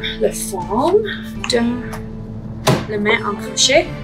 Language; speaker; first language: French; non-native, fluent; English